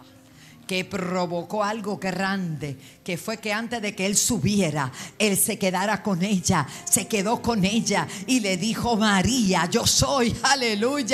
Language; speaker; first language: Spanish; native; Spanish